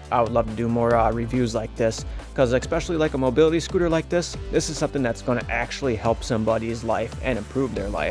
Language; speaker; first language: English; native; English